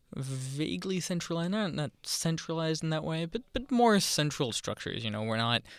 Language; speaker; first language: English; native; English